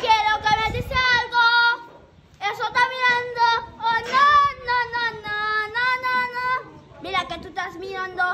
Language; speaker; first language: Spanish; early bilingual, other home language; Haitian Creole